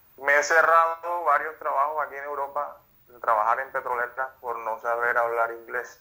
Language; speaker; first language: Spanish; native; Spanish